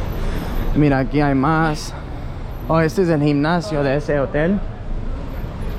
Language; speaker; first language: Spanish; non-native, fluent; English